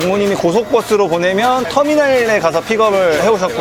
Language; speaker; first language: Korean; native; Korean